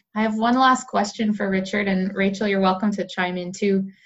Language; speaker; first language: English; native; English